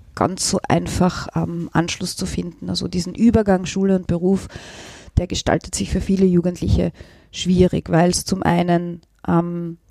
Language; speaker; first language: German; native; German